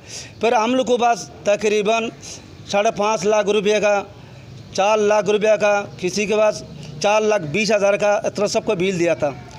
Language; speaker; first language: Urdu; non-native, local second language; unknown